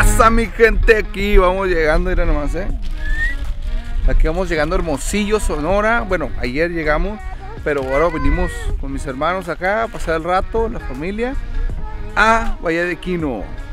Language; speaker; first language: Spanish; early bilingual, heritage; Spanish